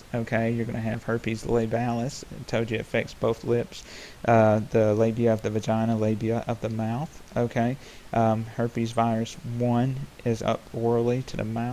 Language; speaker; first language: English; native; English